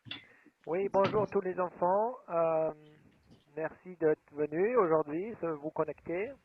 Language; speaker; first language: French; non-native, fluent; German